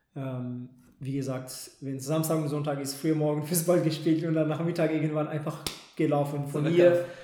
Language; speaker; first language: German; non-native, fluent; Amharic